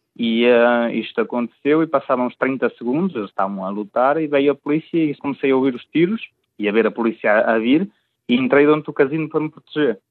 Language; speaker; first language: Portuguese; native; Portuguese